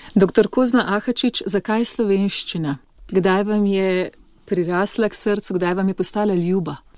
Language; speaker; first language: Slovenian; native; Slovenian